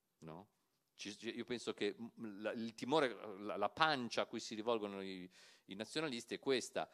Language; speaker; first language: Italian; native; Italian